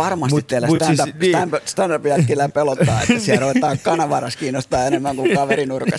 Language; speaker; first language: Finnish; native; Finnish